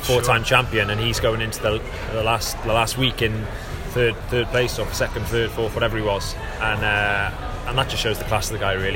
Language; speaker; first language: English; native; English